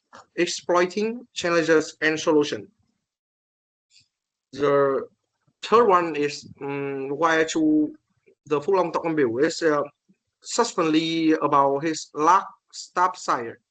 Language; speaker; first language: English; non-native, learner; Vietnamese